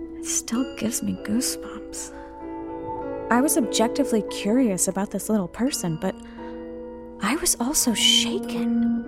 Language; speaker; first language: English; native; English